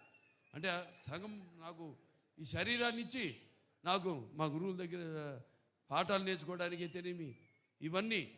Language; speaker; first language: Telugu; native; Telugu